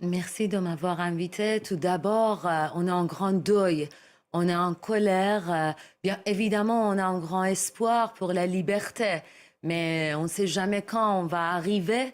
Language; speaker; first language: French; non-native, learner; Persian